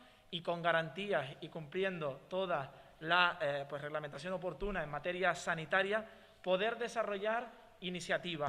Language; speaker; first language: Spanish; native; Spanish